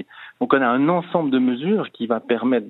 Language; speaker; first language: French; native; French